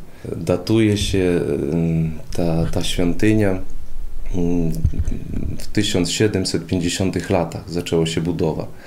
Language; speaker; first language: Polish; non-native, fluent; Russian